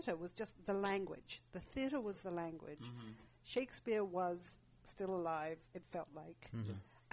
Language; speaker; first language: English; native; English